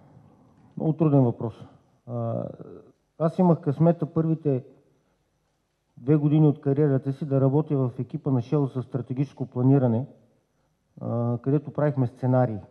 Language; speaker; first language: Bulgarian; native; Bulgarian